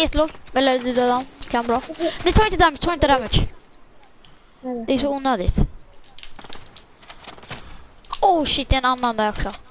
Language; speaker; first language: Swedish; native; Swedish